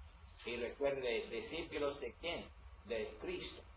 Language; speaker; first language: Spanish; non-native, learner; English